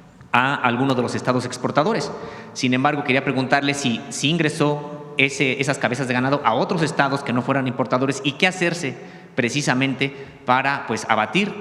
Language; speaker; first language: Spanish; native; Spanish